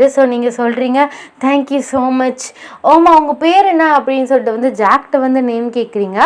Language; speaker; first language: Tamil; native; Tamil